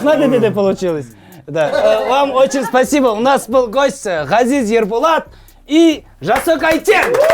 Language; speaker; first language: Russian; non-native, local second language; Kazakh